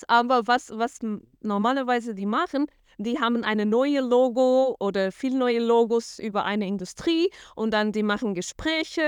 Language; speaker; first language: German; non-native, fluent; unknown